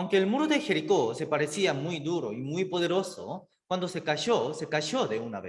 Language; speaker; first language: Spanish; native; Spanish